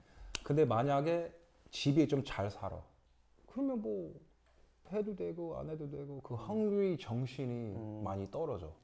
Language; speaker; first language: Korean; early bilingual, other home language; English